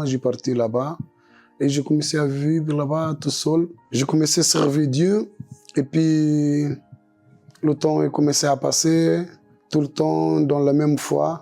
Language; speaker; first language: French; non-native, local second language; Portuguese